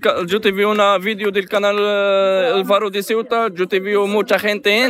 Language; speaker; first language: Spanish; non-native, learner; Arabic